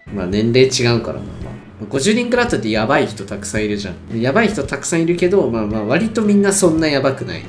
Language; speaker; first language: Japanese; native; Japanese